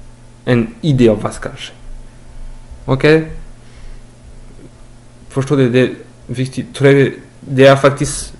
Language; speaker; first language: Norwegian; non-native, learner; French